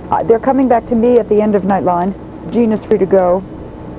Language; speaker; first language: English; native; English